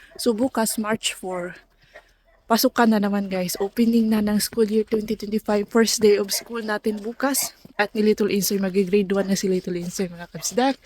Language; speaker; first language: Filipino; non-native, local second language; Cebuano